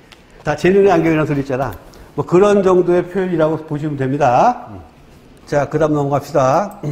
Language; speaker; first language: Korean; native; Korean